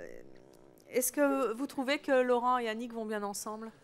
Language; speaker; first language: French; native; French